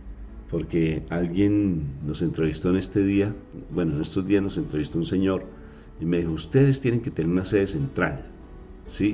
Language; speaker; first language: Spanish; native; Spanish